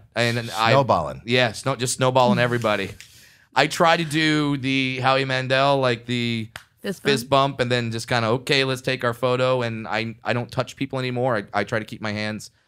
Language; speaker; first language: English; native; English